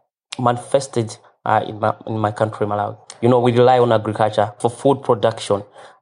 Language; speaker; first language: English; non-native, local second language; Nyanja